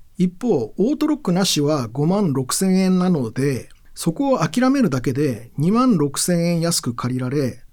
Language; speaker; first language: Japanese; native; Japanese